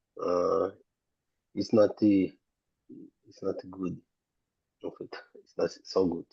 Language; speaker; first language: English; non-native, learner; Portuguese